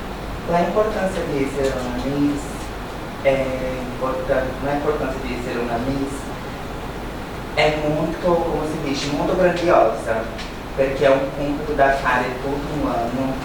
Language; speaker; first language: Italian; non-native, learner; Portuguese